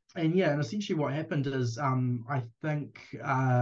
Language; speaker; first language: English; native; English